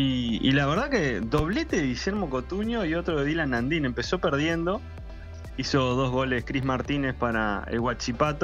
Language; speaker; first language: Spanish; native; Spanish